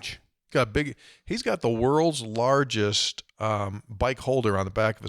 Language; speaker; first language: English; native; English